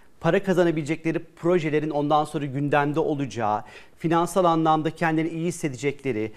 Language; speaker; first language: Turkish; native; Turkish